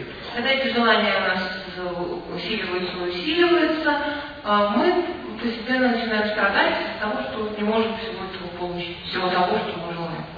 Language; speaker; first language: Russian; native; Russian